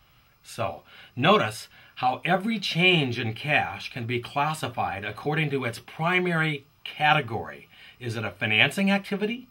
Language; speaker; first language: English; native; English